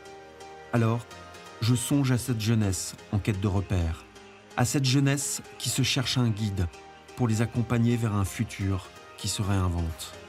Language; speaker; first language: French; native; French